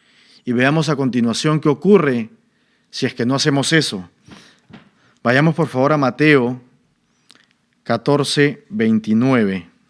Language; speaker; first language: Spanish; native; Spanish